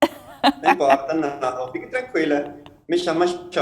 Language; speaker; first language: Portuguese; non-native, fluent; Spanish